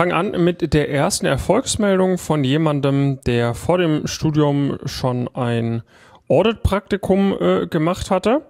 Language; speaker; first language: German; native; German